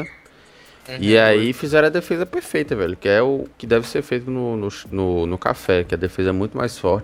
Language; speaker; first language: Portuguese; native; Portuguese